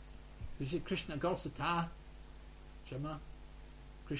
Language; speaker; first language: Chinese; non-native, fluent; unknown